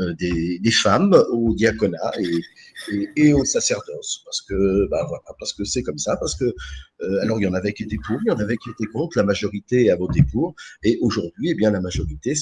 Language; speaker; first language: French; native; French